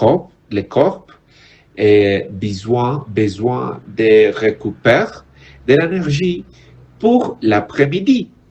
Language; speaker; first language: French; non-native, learner; Spanish